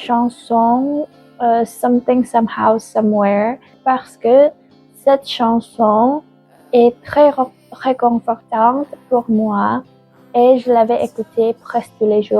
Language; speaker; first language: French; non-native, learner; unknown